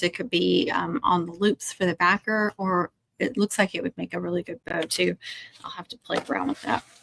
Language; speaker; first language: English; native; English